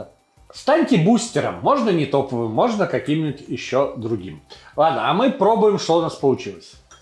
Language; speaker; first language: Russian; native; Russian